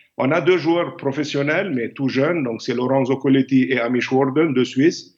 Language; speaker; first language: French; non-native, fluent; Arabic